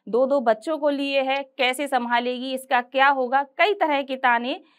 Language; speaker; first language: Hindi; native; Hindi